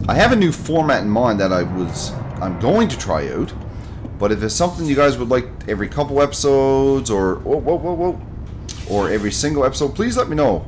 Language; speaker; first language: English; native; English